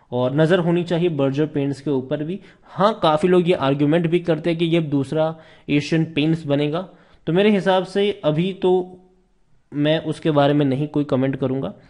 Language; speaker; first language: Hindi; native; Hindi